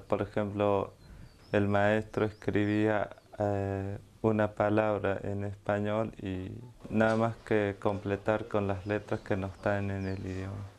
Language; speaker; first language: Spanish; non-native, local second language; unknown